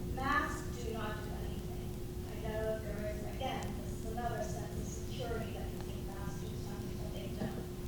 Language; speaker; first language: English; early bilingual, other home language; Italian